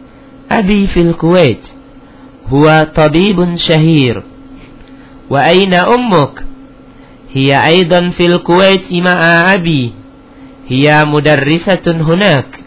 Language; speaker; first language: Arabic; non-native, fluent; Indonesian